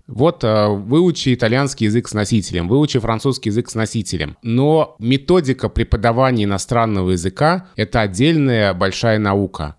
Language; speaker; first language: Russian; native; Russian